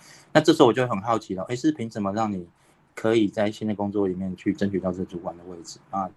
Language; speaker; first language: Chinese; native; Chinese